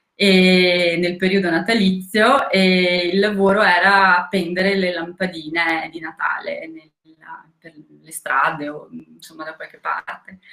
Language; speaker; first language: Italian; non-native, fluent; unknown